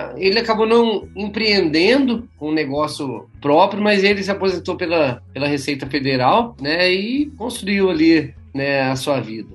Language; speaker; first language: Portuguese; native; Portuguese